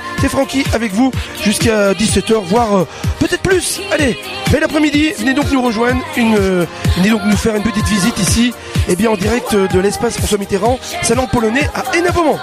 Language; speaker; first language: French; native; French